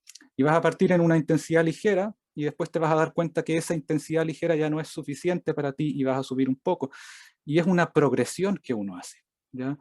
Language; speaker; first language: Spanish; native; Spanish